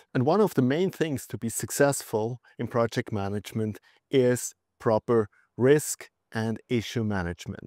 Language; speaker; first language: English; non-native, fluent; German